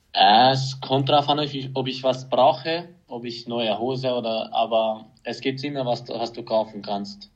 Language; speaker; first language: German; non-native, fluent; Hungarian